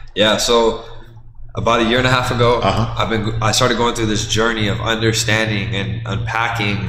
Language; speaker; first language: English; native; English